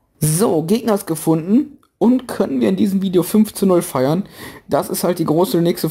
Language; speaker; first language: German; native; German